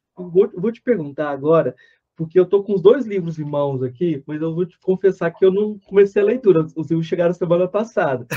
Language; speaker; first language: Portuguese; native; Portuguese